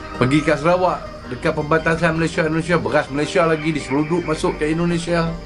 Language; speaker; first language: Malay; native; Malay